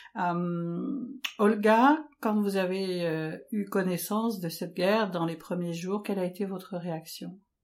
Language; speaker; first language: French; non-native, fluent; Ukrainian